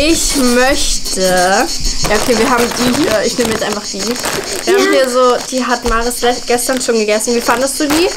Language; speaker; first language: German; native; German